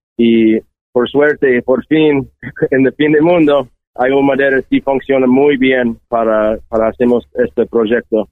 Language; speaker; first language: Spanish; non-native, learner; English